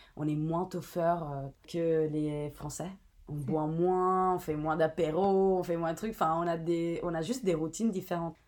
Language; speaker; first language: French; non-native, fluent; Italian